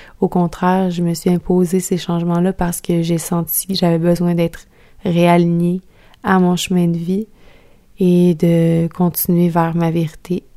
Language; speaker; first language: French; native; French